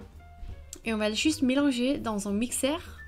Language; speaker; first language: French; non-native, fluent; Danish